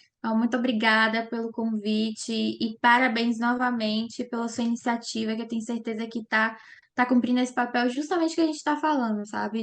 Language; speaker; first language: Portuguese; native; Portuguese